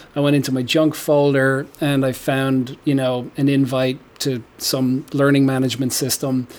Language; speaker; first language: English; native; English